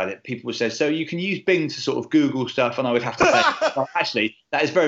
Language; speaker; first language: English; native; English